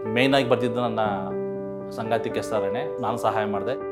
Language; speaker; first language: Kannada; native; Kannada